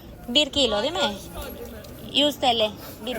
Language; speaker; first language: Turkish; non-native, learner; Spanish